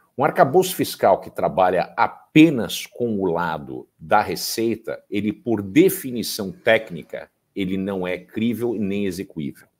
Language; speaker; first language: Portuguese; early bilingual, heritage; Portuguese